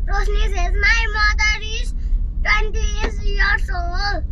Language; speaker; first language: English; non-native, learner; Nepali